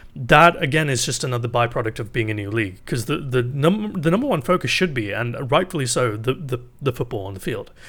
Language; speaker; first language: English; native; English